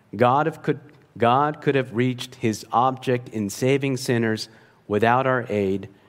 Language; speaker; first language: English; native; English